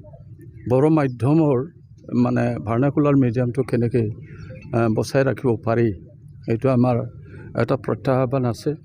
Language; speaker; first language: Assamese; non-native, local second language; Bodo